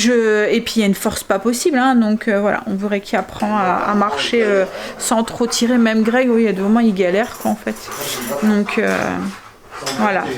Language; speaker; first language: French; native; French